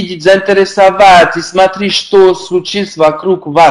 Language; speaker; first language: Russian; non-native, learner; French